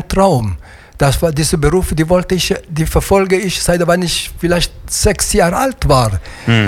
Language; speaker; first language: German; non-native, fluent; Italian